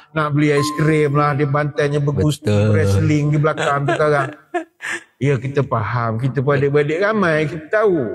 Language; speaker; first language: Malay; native; Malay